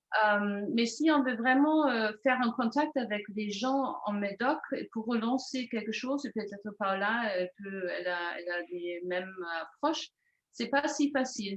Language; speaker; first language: French; non-native, fluent; German